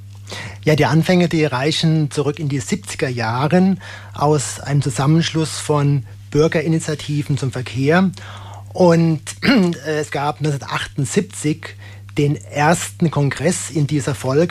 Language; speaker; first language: German; native; German